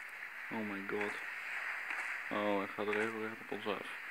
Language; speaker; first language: Dutch; native; Dutch